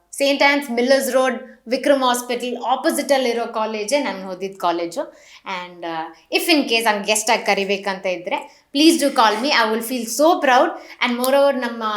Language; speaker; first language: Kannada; non-native, local second language; Malayalam